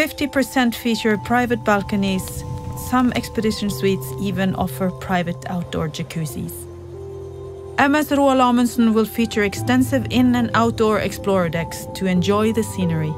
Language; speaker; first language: English; non-native, fluent; Norwegian